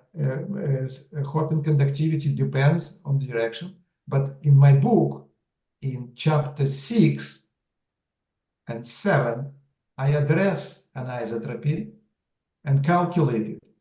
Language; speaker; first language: English; non-native, fluent; Russian